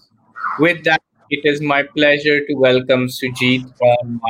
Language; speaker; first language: English; non-native, local second language; Hindi